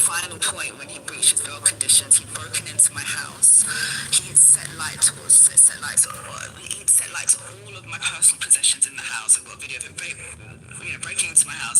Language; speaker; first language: English; native; English